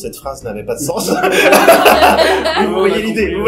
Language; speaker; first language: French; native; French